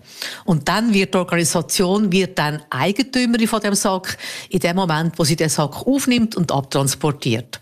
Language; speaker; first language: German; native; German